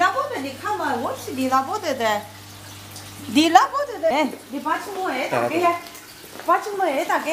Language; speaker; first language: Russian; non-native, learner; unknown